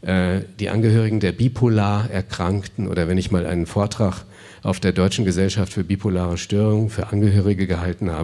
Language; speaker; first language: German; native; German